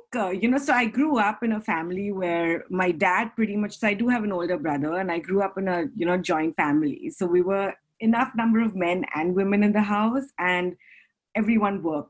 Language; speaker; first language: English; non-native, local second language; Hindi